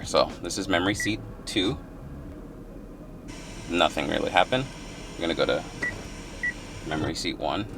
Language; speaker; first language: English; native; English